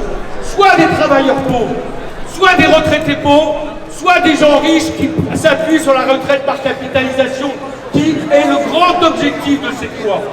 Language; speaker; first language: French; native; French